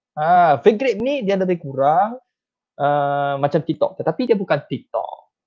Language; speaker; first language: Malay; non-native, local second language; Chinese